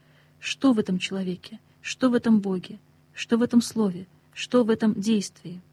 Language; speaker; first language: Russian; native; Russian